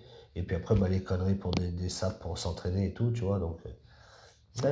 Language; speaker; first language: French; native; French